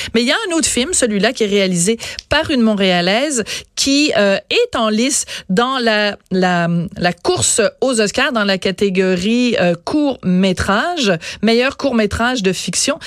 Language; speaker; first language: French; native; French